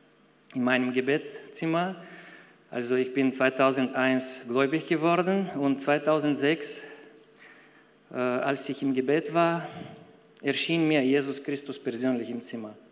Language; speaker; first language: German; non-native, fluent; Bulgarian